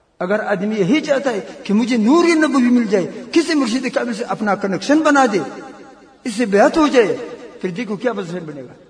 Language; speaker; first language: Urdu; non-native, local second language; Pashto